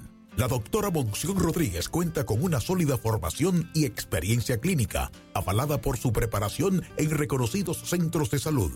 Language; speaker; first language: Spanish; native; Spanish